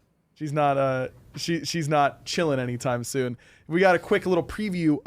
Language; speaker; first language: English; native; English